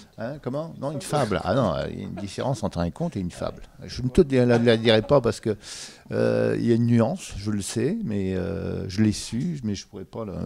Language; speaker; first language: French; native; French